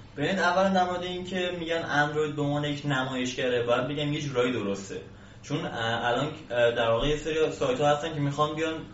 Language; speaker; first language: Persian; native; Persian